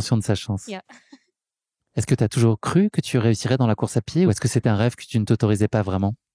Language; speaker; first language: French; native; French